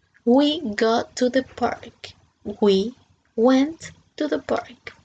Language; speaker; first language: English; non-native, fluent; Spanish